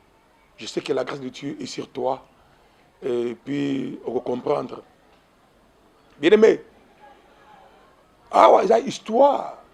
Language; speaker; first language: French; non-native, local second language; Lingala